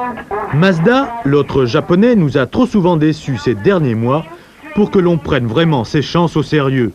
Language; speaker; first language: French; native; French